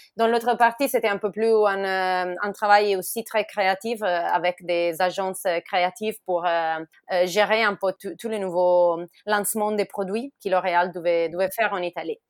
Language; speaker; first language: French; non-native, fluent; Italian